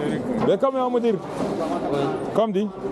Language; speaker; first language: Arabic; native; Arabic